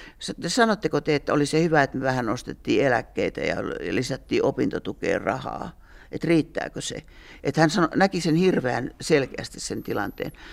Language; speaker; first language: Finnish; native; Finnish